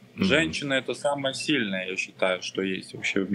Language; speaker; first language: Russian; non-native, local second language; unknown